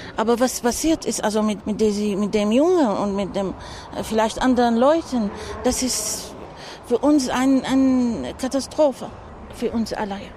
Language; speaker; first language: German; non-native, learner; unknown